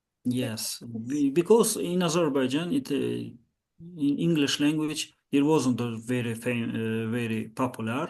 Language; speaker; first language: English; non-native, learner; Azerbaijani